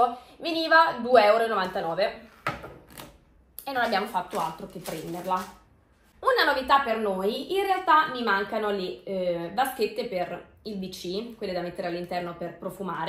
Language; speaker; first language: Italian; native; Italian